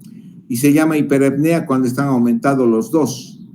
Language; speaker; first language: Spanish; native; Spanish